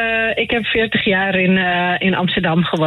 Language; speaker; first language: Dutch; native; Dutch